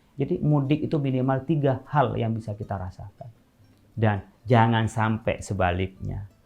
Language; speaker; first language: Indonesian; non-native, local second language; Madurese